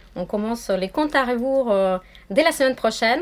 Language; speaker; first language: French; non-native, fluent; Spanish